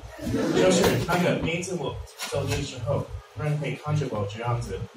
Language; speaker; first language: Chinese; non-native, learner; English